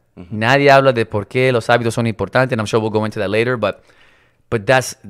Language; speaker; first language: Spanish; non-native, local second language; English